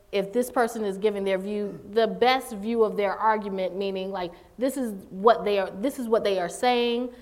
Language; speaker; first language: English; native; English